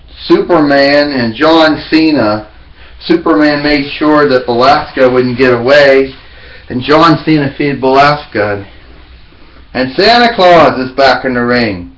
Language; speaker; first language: English; native; English